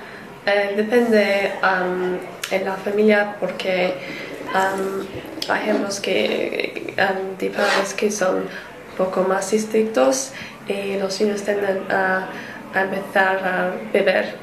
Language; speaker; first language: Spanish; non-native, learner; English